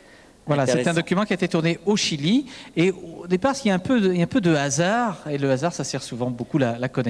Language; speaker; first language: French; native; French